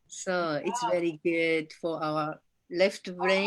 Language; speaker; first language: English; non-native, learner; Japanese